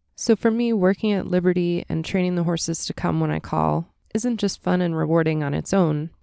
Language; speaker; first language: English; native; English